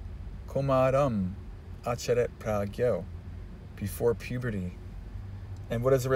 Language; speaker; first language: English; native; English